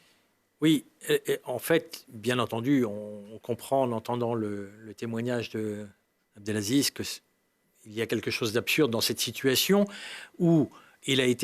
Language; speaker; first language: French; native; French